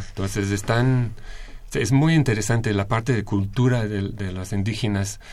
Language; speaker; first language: Spanish; non-native, fluent; English